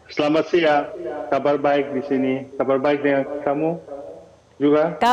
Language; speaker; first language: Indonesian; non-native, fluent; Dutch